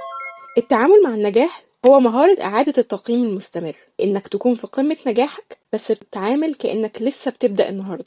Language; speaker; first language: Arabic; native; Arabic